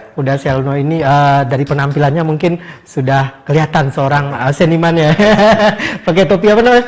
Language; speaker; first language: Indonesian; native; Indonesian